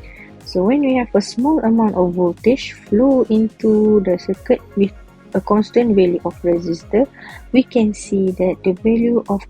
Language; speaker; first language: English; non-native, local second language; Malay